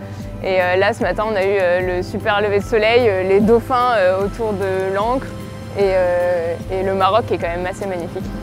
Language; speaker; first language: French; native; French